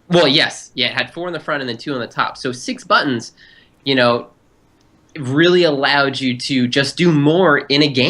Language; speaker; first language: English; native; English